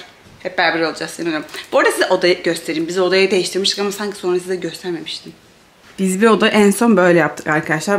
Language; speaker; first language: Turkish; native; Turkish